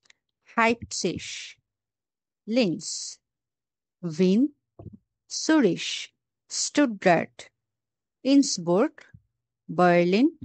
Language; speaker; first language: German; non-native, fluent; Bangla